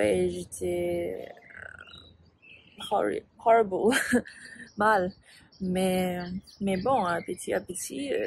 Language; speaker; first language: French; non-native, learner; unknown